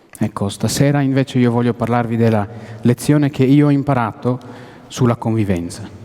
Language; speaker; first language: Italian; non-native, fluent; Hebrew